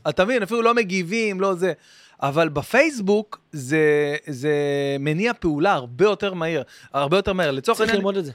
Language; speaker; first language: Hebrew; native; Hebrew